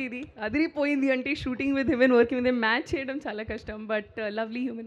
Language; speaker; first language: Telugu; non-native, learner; Hindi